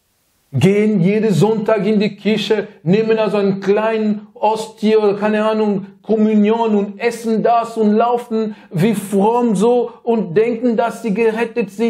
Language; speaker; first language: German; non-native, fluent; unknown